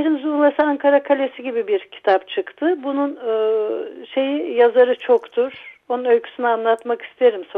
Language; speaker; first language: Turkish; native; Turkish